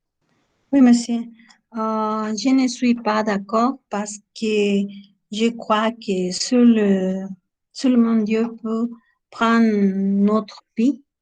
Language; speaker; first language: French; non-native, learner; Spanish